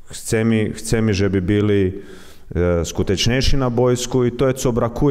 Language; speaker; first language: Polish; non-native, learner; Croatian